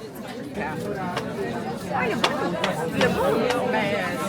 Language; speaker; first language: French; non-native, fluent; Dutch